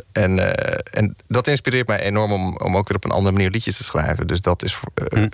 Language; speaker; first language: Dutch; native; Dutch